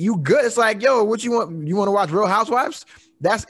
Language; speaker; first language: English; native; English